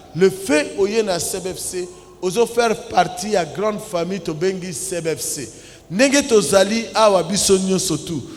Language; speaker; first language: Lingala; native; Lingala